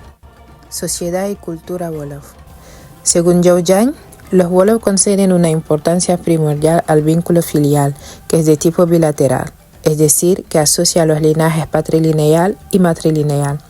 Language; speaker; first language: Spanish; non-native, fluent; Wolof